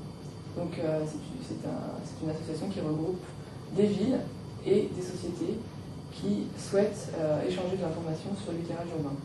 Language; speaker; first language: French; native; French